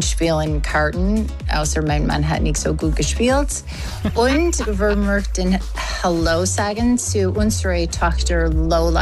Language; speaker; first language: German; non-native, learner; English